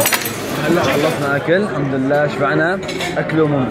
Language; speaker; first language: Arabic; native; Arabic